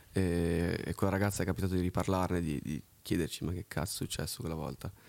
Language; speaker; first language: Italian; early bilingual, other home language; French